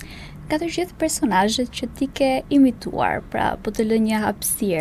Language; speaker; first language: Albanian; native; Albanian